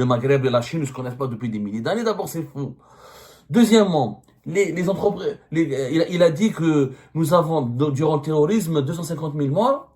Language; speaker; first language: French; non-native, local second language; Arabic